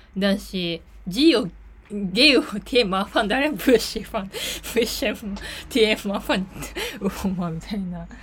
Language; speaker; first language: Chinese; non-native, learner; Japanese